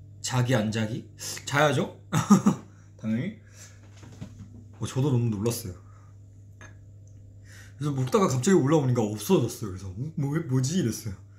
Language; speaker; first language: Korean; non-native, fluent; Chinese